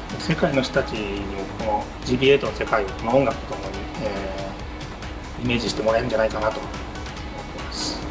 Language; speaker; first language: Japanese; native; Japanese